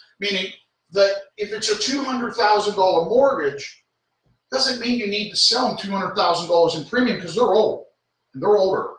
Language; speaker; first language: English; native; English